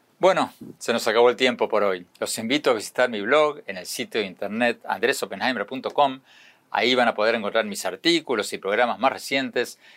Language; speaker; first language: Spanish; native; Spanish